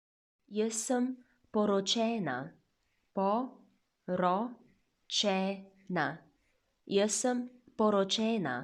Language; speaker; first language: Slovenian; non-native, fluent; Chinese